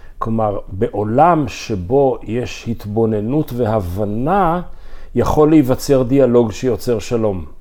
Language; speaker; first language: Hebrew; native; Hebrew